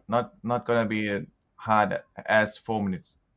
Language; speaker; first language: English; non-native, learner; Thai